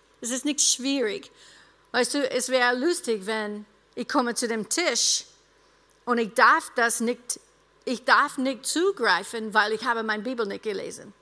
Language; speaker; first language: German; non-native, fluent; English